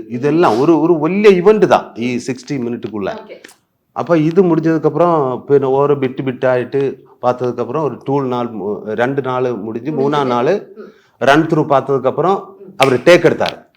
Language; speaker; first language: Tamil; non-native, learner; Malayalam